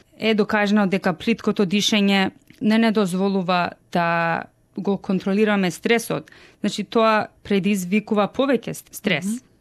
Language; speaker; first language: Macedonian; early bilingual, heritage; Macedonian